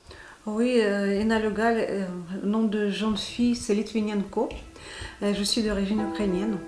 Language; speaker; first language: French; non-native, fluent; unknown